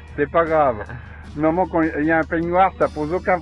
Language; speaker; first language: French; native; French